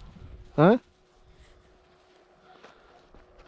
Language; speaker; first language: Russian; native; Russian